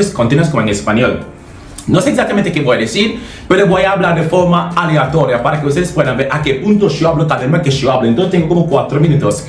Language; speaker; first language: Spanish; non-native, fluent; English